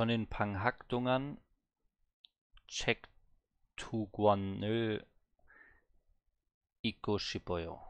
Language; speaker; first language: Korean; non-native, learner; German